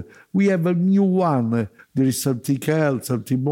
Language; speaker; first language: English; non-native, learner; Italian